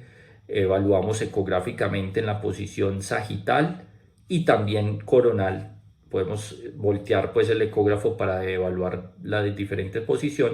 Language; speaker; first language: Spanish; native; Spanish